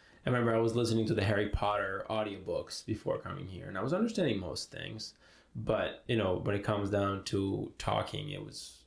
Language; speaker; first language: English; non-native, fluent; Hebrew